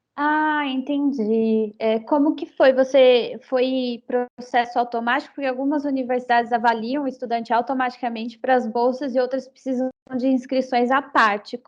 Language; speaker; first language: Portuguese; native; Portuguese